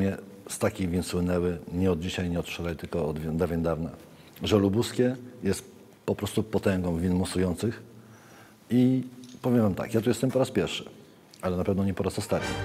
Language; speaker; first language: Polish; native; Polish